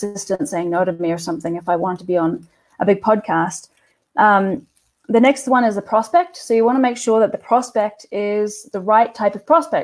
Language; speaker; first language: English; native; English